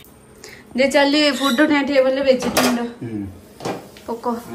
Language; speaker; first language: Malayalam; non-native, learner; Nepali